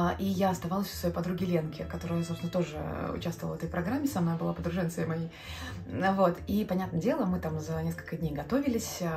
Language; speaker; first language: Russian; non-native, local second language; Latvian